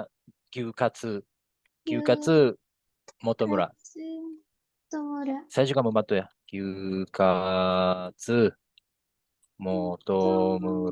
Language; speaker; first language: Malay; non-native, fluent; Japanese